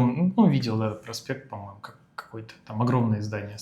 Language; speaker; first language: Russian; native; Russian